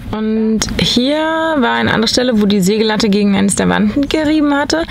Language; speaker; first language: German; native; German